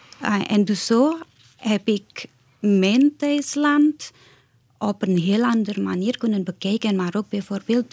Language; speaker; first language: Dutch; non-native, fluent; Indonesian